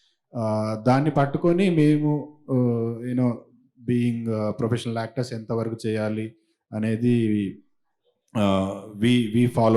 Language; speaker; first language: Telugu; native; Telugu